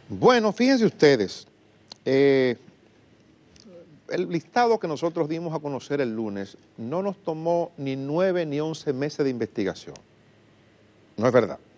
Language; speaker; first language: Spanish; native; Spanish